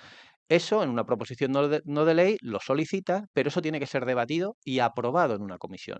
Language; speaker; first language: Spanish; native; Spanish